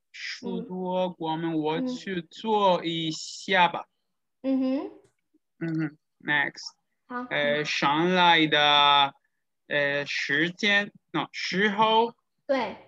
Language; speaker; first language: Chinese; non-native, learner; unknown